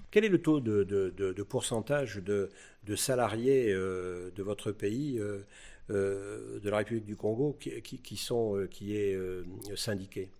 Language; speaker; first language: French; native; French